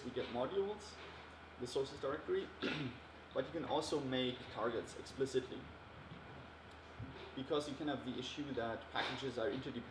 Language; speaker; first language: English; non-native, fluent; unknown